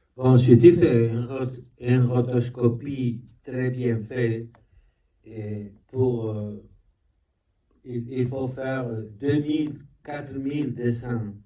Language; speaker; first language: French; non-native, learner; Spanish